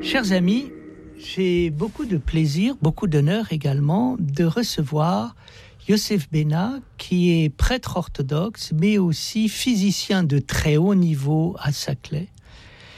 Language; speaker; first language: French; native; French